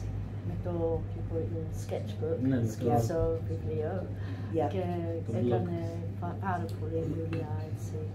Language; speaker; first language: Greek; non-native, learner; English